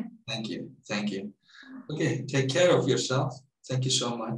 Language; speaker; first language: English; non-native, fluent; Turkish